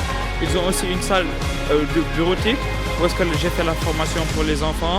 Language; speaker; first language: French; non-native, local second language; Wolof